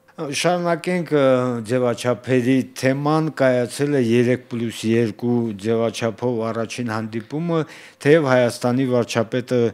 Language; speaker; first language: Armenian; native; Armenian